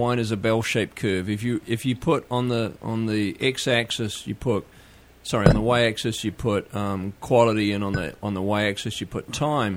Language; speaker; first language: English; native; English